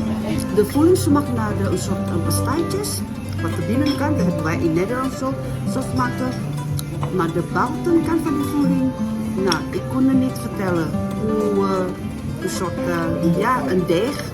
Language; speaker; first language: Dutch; non-native, fluent; Indonesian